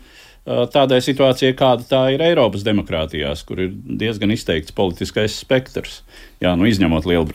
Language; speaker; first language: Latvian; native; Latvian